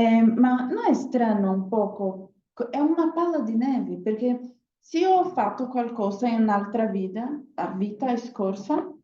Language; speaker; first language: Italian; non-native, learner; Portuguese